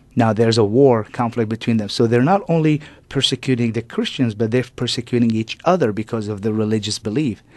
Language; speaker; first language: English; non-native, fluent; Arabic